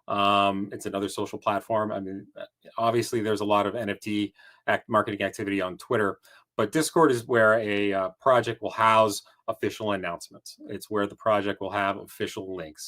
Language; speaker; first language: English; native; English